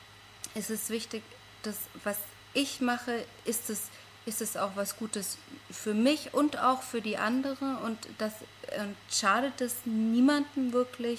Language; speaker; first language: German; non-native, fluent; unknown